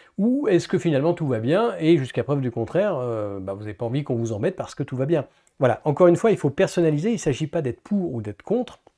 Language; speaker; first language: French; native; French